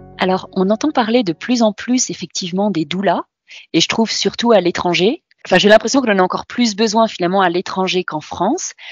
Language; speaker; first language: French; native; French